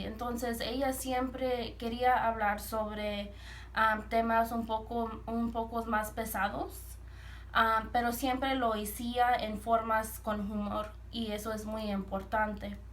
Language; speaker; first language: Spanish; early bilingual, heritage; Spanish